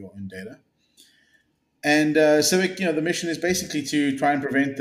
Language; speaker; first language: English; native; English